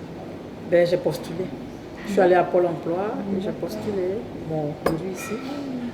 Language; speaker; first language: French; native; French